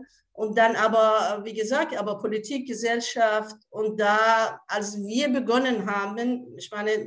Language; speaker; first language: German; non-native, fluent; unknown